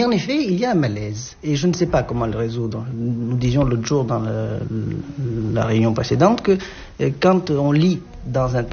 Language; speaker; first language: French; non-native, local second language; Arabic